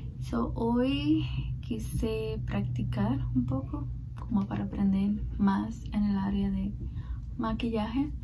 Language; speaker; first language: Spanish; early bilingual, heritage; Spanish